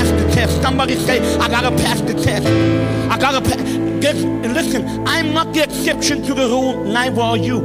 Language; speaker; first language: English; native; English